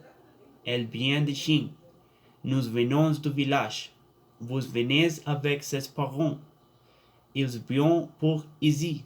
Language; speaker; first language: French; non-native, learner; Spanish